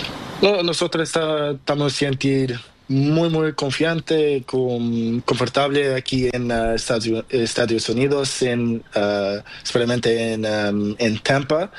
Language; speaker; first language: Spanish; non-native, learner; Portuguese